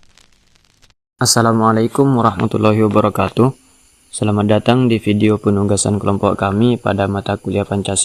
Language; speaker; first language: Indonesian; native; Indonesian